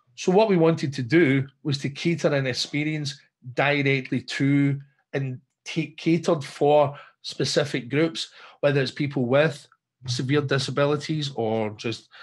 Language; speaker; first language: English; native; English